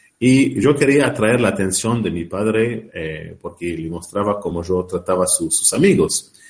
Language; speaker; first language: Spanish; non-native, learner; Arabic